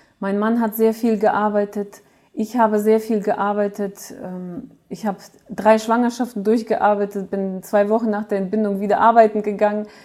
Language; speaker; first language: German; early bilingual, other home language; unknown